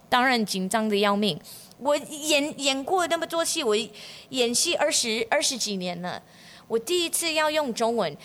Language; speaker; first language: Chinese; non-native, fluent; English